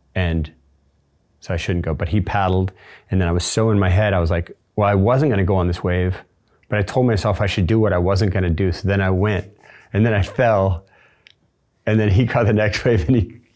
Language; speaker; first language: English; native; English